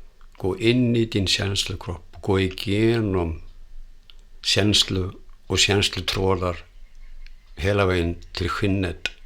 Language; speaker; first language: Swedish; non-native, fluent; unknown